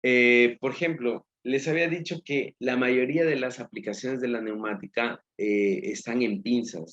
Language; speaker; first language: Spanish; native; Spanish